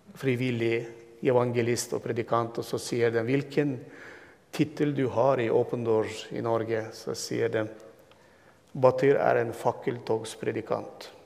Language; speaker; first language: Norwegian; non-native, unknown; Turkmen